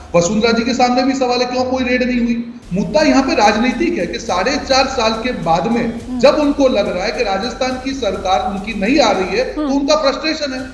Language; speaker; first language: Hindi; non-native, local second language; Gujarati